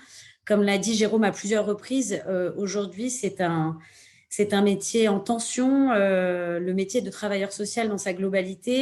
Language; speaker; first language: French; native; French